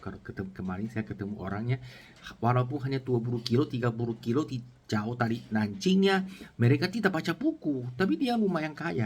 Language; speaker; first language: Indonesian; non-native, learner; Chinese